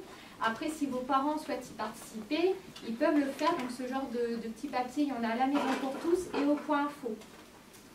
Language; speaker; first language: French; native; French